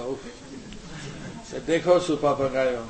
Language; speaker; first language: Spanish; non-native, learner; English